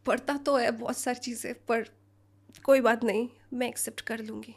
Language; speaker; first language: Hindi; non-native, local second language; Assamese